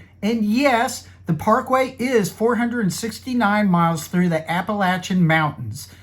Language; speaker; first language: English; native; English